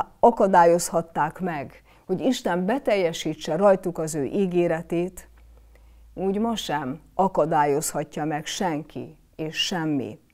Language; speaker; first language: Hungarian; native; Hungarian